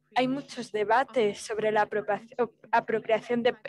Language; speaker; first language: Spanish; non-native, fluent; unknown